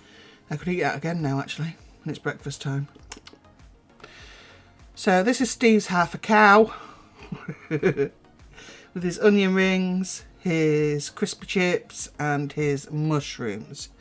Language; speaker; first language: English; native; English